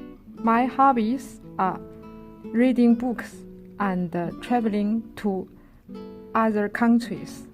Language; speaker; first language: English; non-native, learner; Chinese